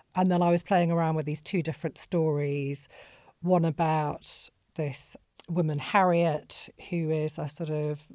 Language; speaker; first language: English; native; English